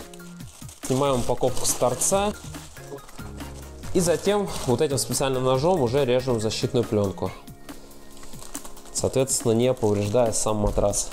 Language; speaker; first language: Russian; native; Russian